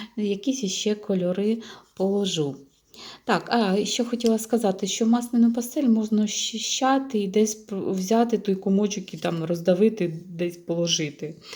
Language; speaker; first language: Ukrainian; non-native, local second language; Russian